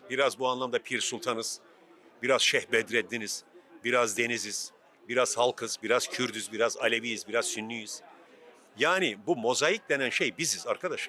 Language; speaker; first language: Turkish; native; Turkish